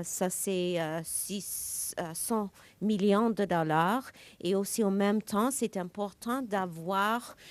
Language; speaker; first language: French; non-native, local second language; English